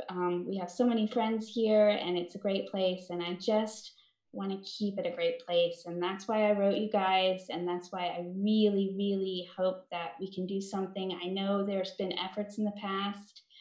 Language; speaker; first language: English; native; English